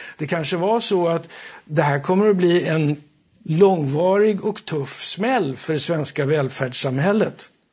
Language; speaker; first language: Swedish; native; Swedish